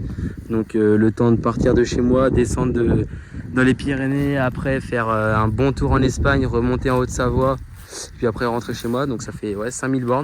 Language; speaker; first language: French; native; French